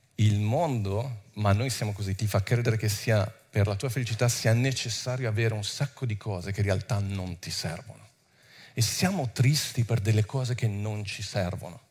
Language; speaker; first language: Italian; non-native, fluent; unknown